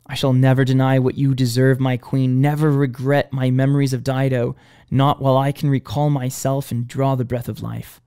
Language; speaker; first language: English; native; English